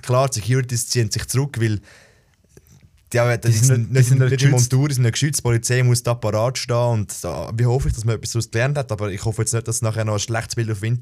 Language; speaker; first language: German; native; German